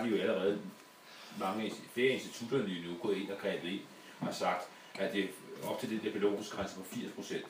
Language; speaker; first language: Danish; native; Danish